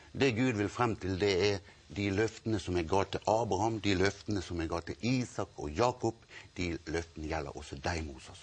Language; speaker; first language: Norwegian; native; Norwegian